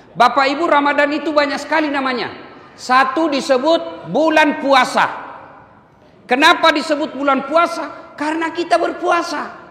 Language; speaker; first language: Indonesian; native; Indonesian